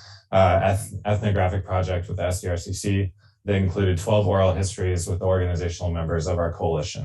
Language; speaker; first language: English; native; English